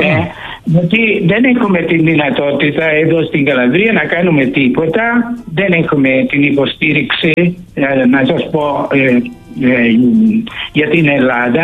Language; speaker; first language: Greek; early bilingual, heritage; Greek